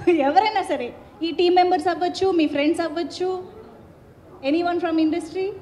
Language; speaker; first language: Telugu; native; Telugu